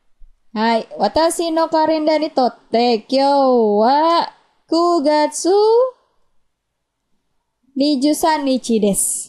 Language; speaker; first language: Japanese; non-native, fluent; Indonesian